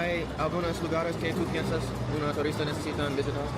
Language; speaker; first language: Spanish; non-native, learner; English